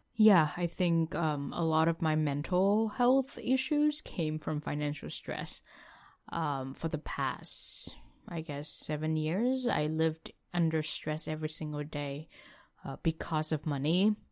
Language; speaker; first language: English; non-native, fluent; Vietnamese